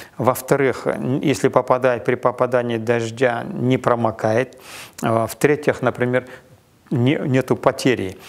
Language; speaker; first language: Russian; non-native, local second language; Kazakh